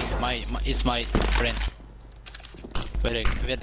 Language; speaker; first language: English; non-native, learner; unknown